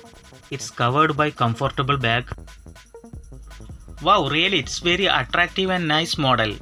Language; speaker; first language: English; non-native, local second language; Malayalam